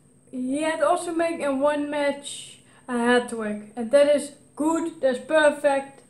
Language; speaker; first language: English; non-native, learner; Dutch